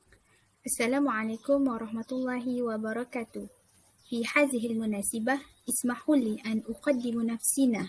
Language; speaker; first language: Arabic; non-native, learner; Malay